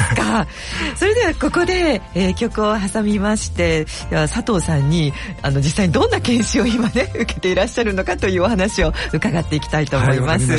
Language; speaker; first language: Japanese; native; Japanese